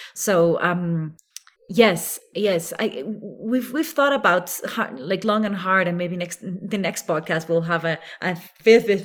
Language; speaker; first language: English; non-native, fluent; Spanish